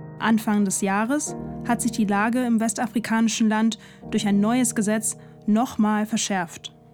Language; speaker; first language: German; native; German